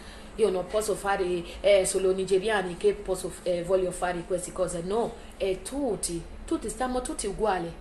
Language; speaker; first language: Italian; non-native, learner; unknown